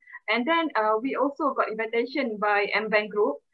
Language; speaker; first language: English; non-native, local second language; Malay